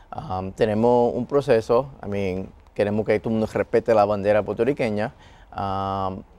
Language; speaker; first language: Spanish; early bilingual, heritage; Spanish